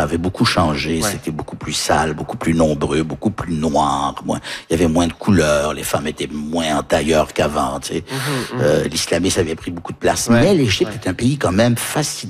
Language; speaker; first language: French; early bilingual, other home language; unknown